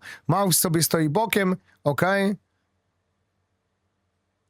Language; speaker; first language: Polish; native; Polish